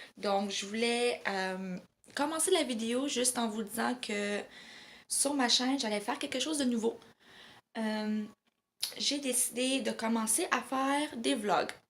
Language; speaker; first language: French; native; French